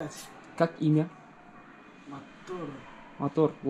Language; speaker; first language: Russian; non-native, local second language; Kazakh